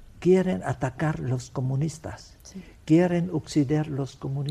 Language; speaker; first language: Spanish; non-native, learner; Vietnamese